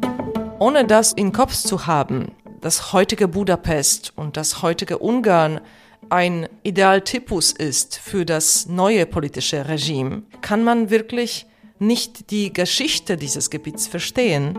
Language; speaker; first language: German; non-native, fluent; Polish